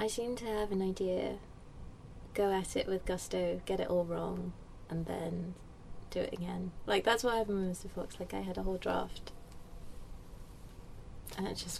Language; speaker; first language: English; native; English